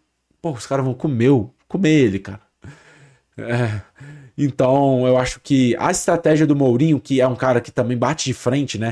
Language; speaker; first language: Portuguese; native; Portuguese